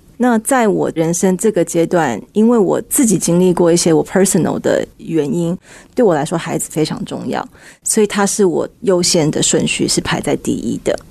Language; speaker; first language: Chinese; early bilingual, heritage; Chinese